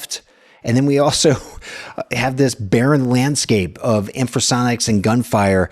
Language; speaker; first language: English; native; English